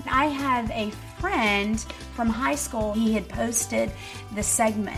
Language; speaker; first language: English; native; English